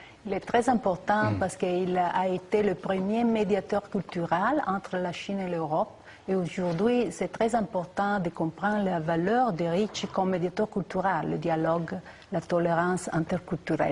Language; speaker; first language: French; non-native, fluent; Italian